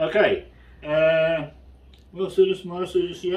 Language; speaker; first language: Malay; non-native, learner; English